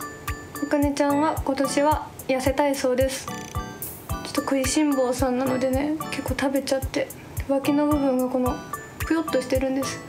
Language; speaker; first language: Japanese; native; Japanese